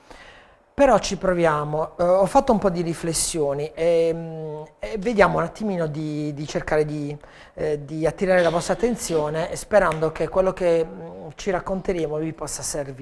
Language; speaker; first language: Italian; native; Italian